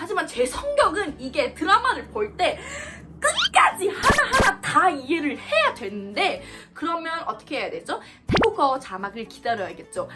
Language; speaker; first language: Korean; non-native, fluent; Thai